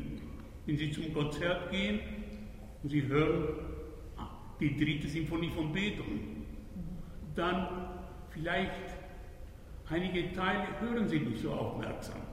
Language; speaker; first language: German; non-native, fluent; Hungarian